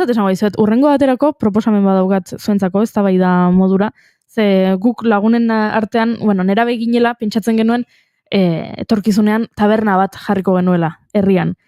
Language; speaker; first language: Basque; native; Basque